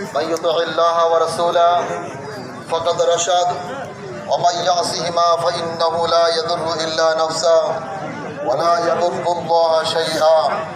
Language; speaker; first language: Arabic; non-native, fluent; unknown